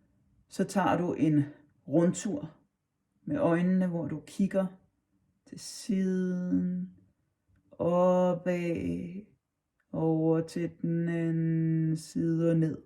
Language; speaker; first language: Danish; native; Danish